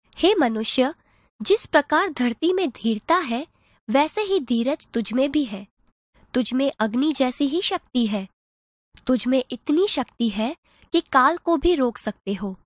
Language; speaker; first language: Hindi; non-native, local second language; Gujarati